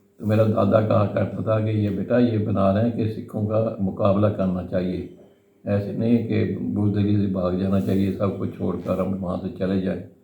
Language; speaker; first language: Urdu; non-native, local second language; Punjabi